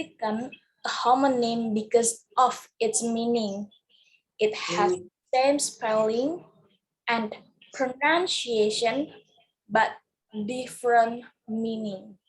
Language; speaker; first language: English; non-native, learner; Indonesian